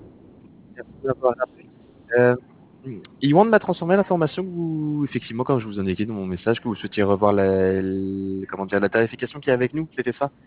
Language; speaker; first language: French; native; French